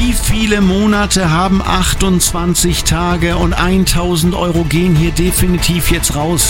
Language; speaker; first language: German; native; German